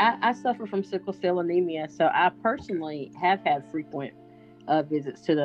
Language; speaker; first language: English; native; English